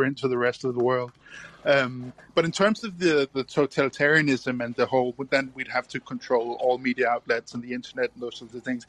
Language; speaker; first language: English; non-native, fluent; Danish